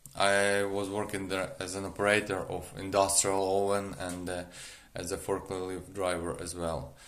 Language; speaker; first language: English; non-native, learner; Ukrainian